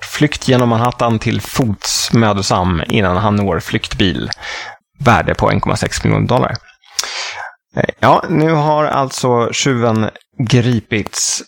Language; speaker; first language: Swedish; native; Swedish